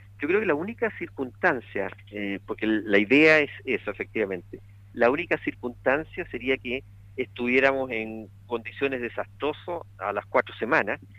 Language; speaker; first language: Spanish; native; Spanish